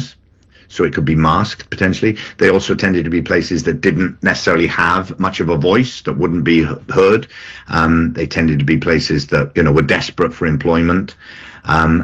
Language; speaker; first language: English; native; English